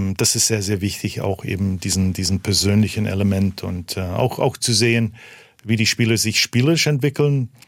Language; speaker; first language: German; early bilingual, heritage; German